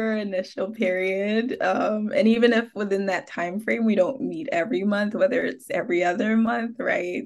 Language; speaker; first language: English; non-native, local second language; Akan